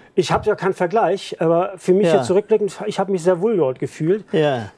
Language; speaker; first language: German; native; German